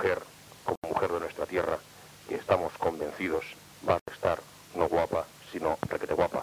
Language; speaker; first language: Spanish; native; Spanish